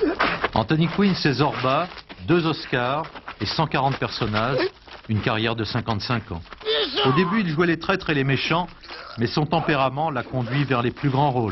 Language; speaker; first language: French; native; French